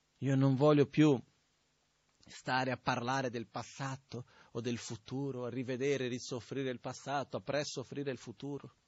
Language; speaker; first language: Italian; non-native, fluent; Portuguese